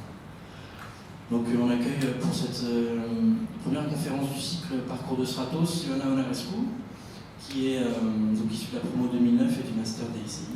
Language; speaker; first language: French; native; French